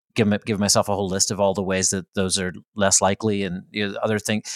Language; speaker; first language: English; native; English